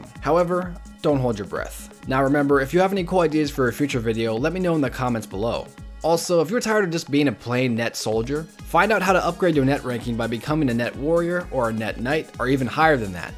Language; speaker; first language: English; native; English